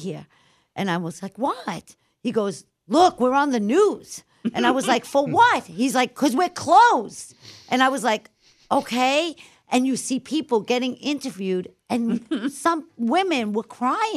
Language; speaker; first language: English; early bilingual, other home language; Italian